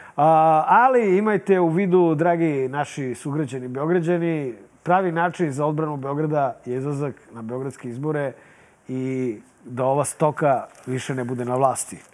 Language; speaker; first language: Serbian; native; Serbian